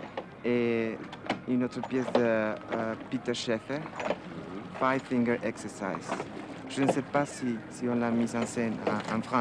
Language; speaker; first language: French; non-native, learner; Spanish